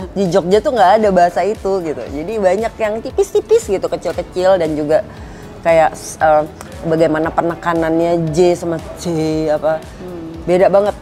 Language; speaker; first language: Indonesian; non-native, local second language; Javanese